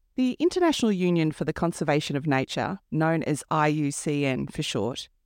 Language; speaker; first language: English; native; English